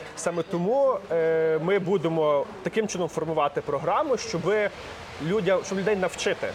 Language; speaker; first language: Ukrainian; native; Ukrainian